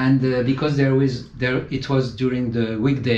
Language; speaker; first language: English; non-native, fluent; French